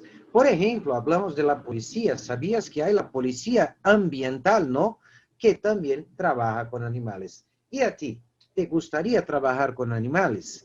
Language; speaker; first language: Spanish; non-native, fluent; Portuguese